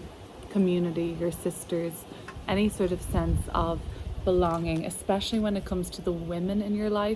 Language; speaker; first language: English; native; English